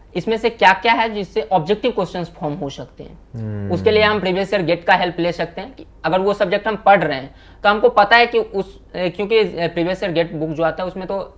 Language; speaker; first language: Hindi; native; Hindi